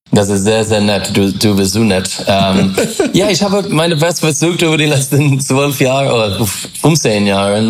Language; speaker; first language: German; non-native, learner; English